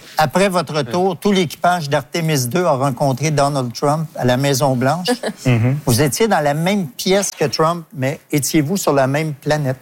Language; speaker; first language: French; native; French